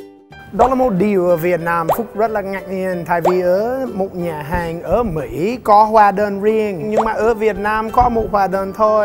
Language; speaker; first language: Vietnamese; non-native, learner; English